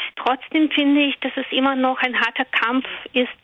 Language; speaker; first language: German; non-native, fluent; Russian